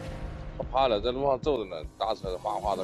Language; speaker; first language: Chinese; native; Chinese